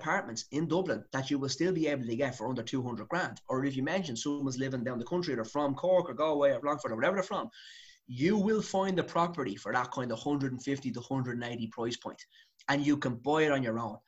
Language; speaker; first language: English; native; English